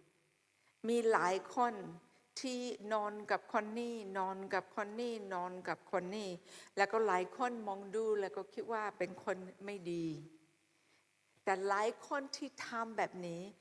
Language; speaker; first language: Thai; non-native, fluent; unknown